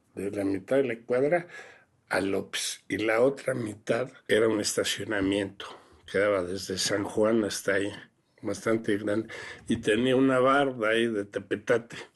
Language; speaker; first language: Spanish; early bilingual, other home language; French